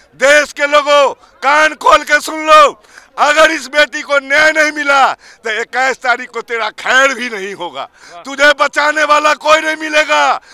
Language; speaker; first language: Hindi; native; Hindi